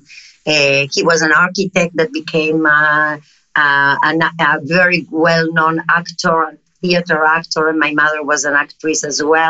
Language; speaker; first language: English; non-native, fluent; Spanish